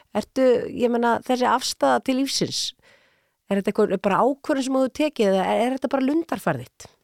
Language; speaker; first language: Icelandic; native; Icelandic